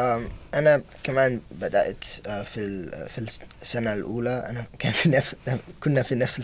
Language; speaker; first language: Arabic; non-native, learner; English